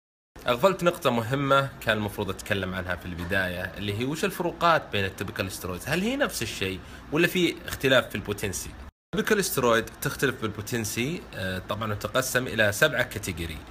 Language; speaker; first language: Arabic; native; Arabic